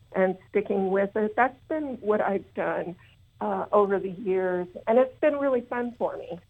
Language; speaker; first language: English; native; English